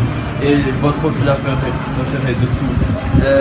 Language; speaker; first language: French; non-native, learner; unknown